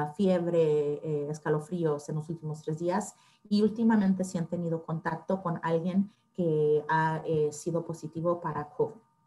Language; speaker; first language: Spanish; early bilingual, heritage; Spanish